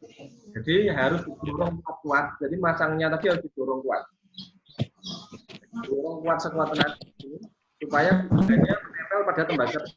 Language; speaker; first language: Indonesian; native; Indonesian